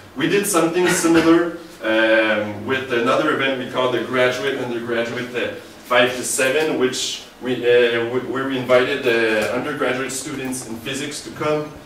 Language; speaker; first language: English; native; English